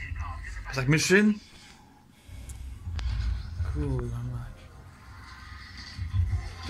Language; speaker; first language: Polish; native; Polish